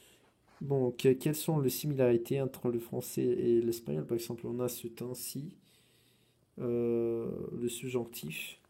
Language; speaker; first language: French; non-native, fluent; Spanish